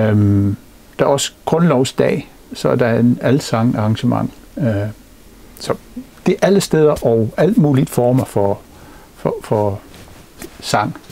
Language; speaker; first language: Danish; non-native, fluent; English